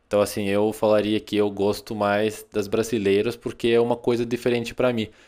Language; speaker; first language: Portuguese; non-native, fluent; Russian